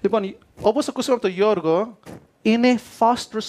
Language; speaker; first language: Greek; early bilingual, heritage; Greek